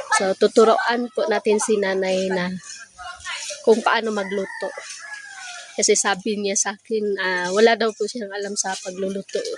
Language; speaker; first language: Filipino; native; Filipino